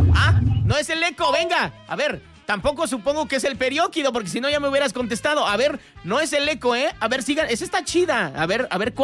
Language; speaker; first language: Spanish; native; Spanish